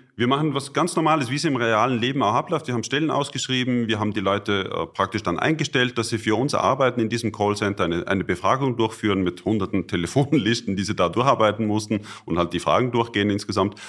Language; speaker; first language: German; native; German